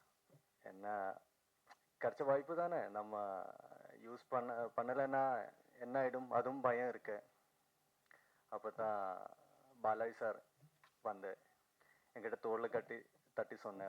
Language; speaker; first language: Tamil; non-native, fluent; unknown